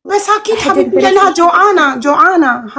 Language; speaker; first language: Arabic; non-native, fluent; Amharic